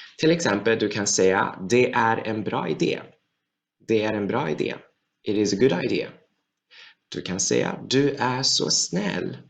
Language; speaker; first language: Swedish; non-native, fluent; Chinese